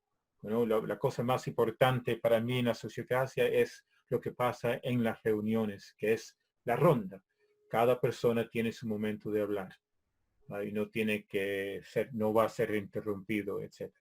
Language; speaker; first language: Spanish; non-native, fluent; English